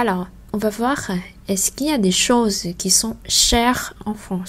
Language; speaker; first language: French; non-native, fluent; Vietnamese